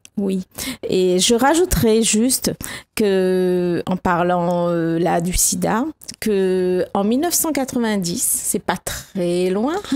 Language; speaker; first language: French; native; French